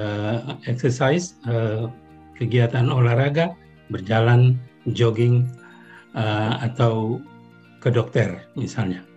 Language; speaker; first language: Indonesian; non-native, local second language; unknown